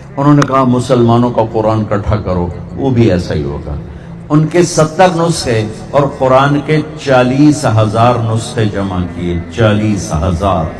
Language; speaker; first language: Urdu; non-native, local second language; Punjabi